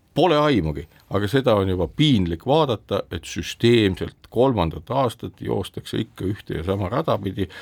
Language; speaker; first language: Estonian; native; Estonian